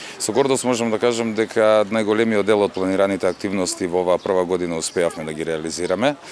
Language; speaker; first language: Macedonian; native; Macedonian